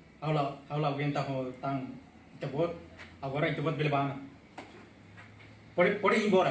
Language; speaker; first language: Portuguese; non-native, local second language; Tetum